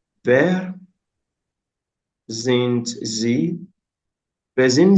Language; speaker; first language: German; non-native, fluent; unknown